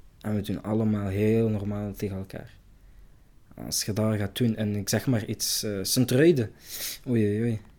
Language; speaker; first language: Dutch; early bilingual, other home language; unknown